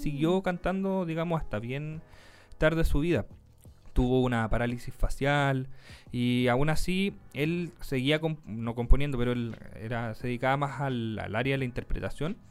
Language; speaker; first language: Spanish; native; Spanish